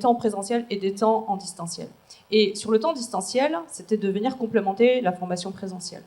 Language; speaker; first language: French; native; French